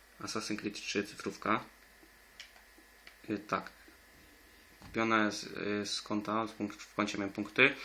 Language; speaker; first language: Polish; native; Polish